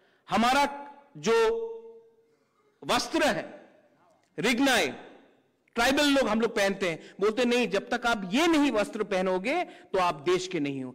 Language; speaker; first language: Hindi; non-native, local second language; Kok Borok